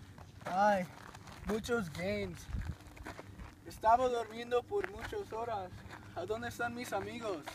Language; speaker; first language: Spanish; non-native, learner; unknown